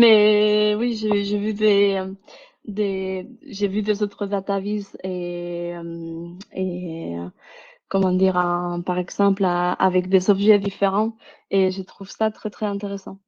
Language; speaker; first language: French; non-native, fluent; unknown